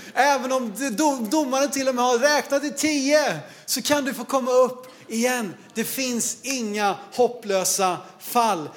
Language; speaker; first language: Swedish; native; Swedish